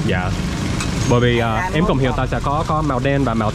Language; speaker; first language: Vietnamese; non-native, learner; English